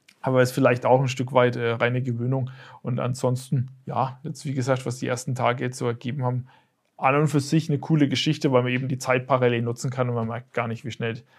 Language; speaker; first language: German; native; German